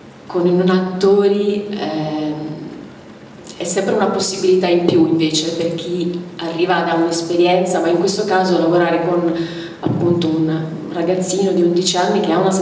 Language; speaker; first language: Italian; native; Italian